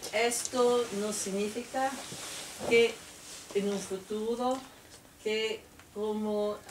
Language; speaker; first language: Spanish; non-native, fluent; Italian